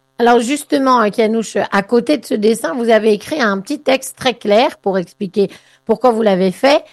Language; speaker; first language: French; native; French